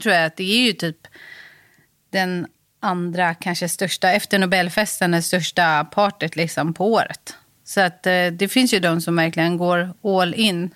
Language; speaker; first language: Swedish; native; Swedish